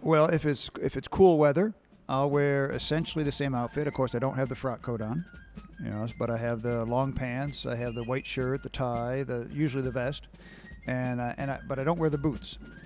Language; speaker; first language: English; native; English